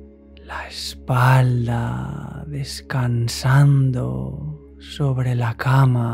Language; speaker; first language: Spanish; native; Spanish